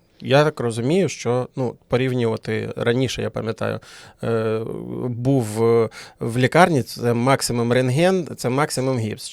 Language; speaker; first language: Ukrainian; native; Ukrainian